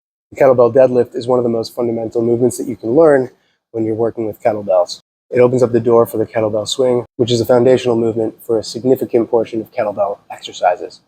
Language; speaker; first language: English; native; English